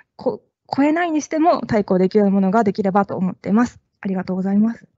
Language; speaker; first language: Japanese; native; Japanese